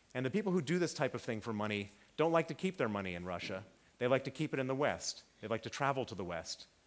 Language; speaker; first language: English; native; English